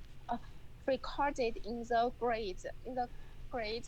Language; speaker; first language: English; non-native, learner; Chinese